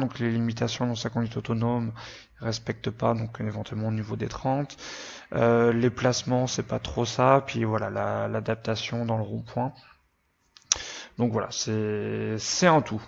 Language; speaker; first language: French; native; French